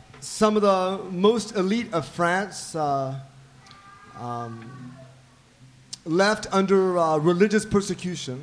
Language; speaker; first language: English; native; English